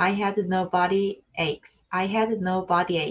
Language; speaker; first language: English; non-native, learner; Korean